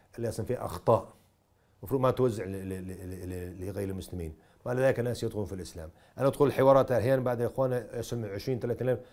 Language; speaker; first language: Arabic; non-native, fluent; English